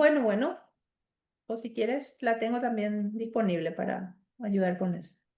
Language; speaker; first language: Spanish; native; Spanish